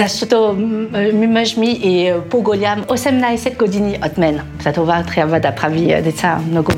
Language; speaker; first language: Bulgarian; non-native, learner; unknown